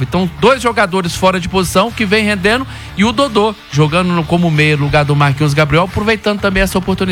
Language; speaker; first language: Portuguese; native; Portuguese